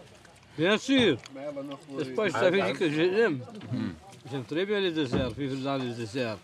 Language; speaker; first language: French; non-native, local second language; Arabic